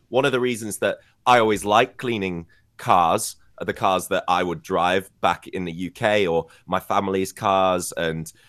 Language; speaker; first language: English; native; English